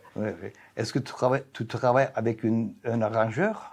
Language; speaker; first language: French; non-native, learner; Turkish